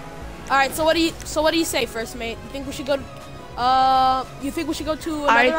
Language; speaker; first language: English; native; English